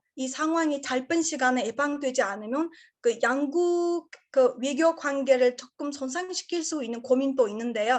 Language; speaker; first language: Korean; non-native, learner; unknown